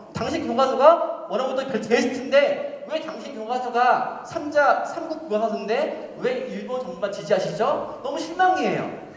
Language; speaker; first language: Korean; native; Korean